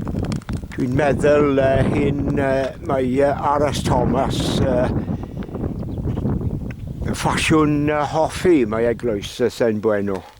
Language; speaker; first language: Welsh; non-native, learner; English